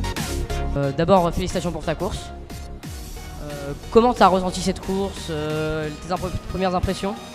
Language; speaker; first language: French; native; French